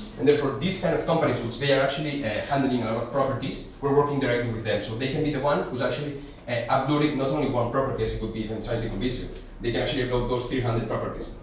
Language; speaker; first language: English; non-native, fluent; Spanish